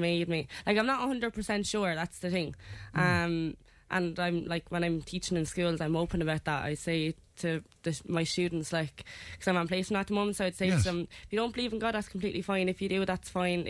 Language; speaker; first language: English; native; English